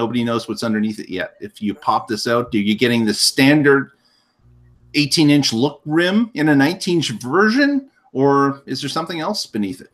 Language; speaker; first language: English; native; English